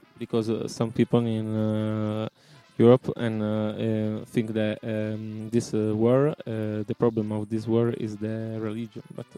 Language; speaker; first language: English; non-native, learner; Italian